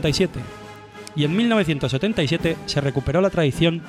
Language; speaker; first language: Spanish; native; Spanish